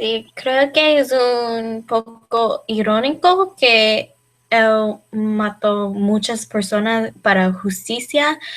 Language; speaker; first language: Spanish; non-native, learner; English